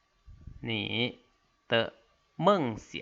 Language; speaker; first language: Chinese; non-native, fluent; Lao